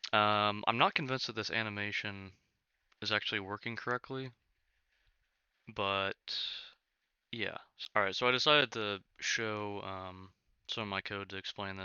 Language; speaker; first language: English; native; English